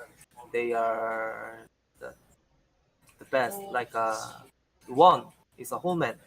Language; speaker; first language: English; non-native, learner; Korean